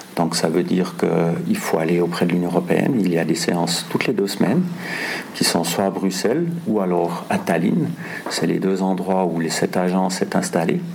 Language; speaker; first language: French; non-native, local second language; German